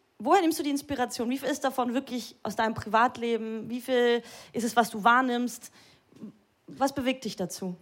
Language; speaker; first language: German; early bilingual, other home language; Bulgarian